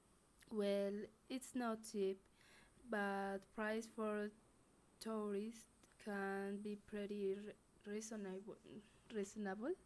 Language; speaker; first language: English; non-native, learner; Spanish